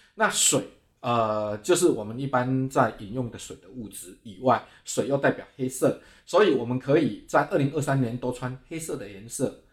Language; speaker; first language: Chinese; native; Chinese